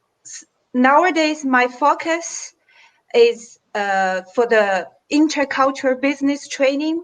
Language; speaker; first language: English; non-native, fluent; Chinese